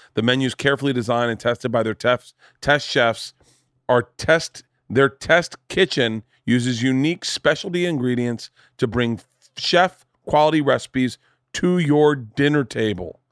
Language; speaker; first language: English; native; English